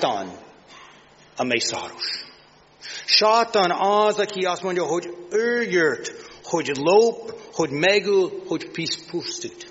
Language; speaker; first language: Hungarian; non-native, learner; English